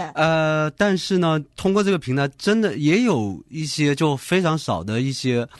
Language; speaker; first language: Chinese; non-native, local second language; Hakka Chinese